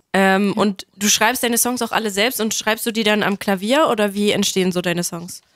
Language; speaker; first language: German; native; German